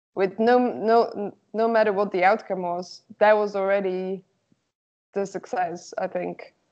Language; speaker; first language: English; non-native, fluent; Slovak